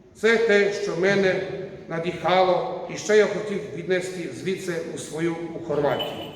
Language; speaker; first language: Ukrainian; non-native, learner; Croatian